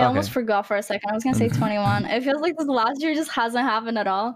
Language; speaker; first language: English; non-native, fluent; Greek